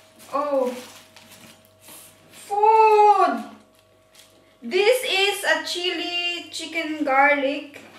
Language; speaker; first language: English; non-native, learner; Filipino